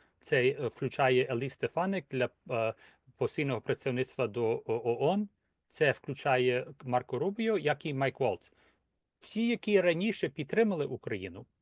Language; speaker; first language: Ukrainian; early bilingual, heritage; Ukrainian